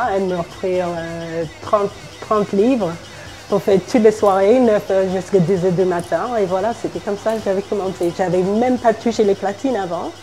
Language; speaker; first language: French; non-native, fluent; English